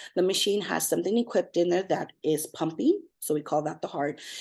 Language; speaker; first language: English; native; English